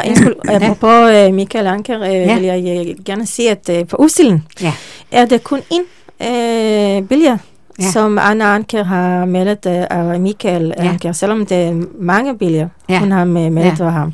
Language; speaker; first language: Danish; non-native, learner; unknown